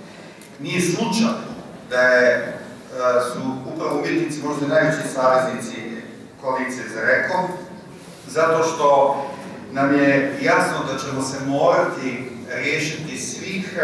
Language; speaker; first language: Croatian; native; Croatian